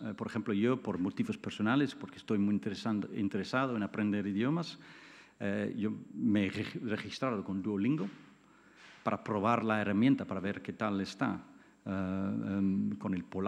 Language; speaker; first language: Spanish; non-native, fluent; English